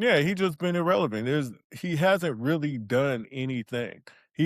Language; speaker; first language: English; native; English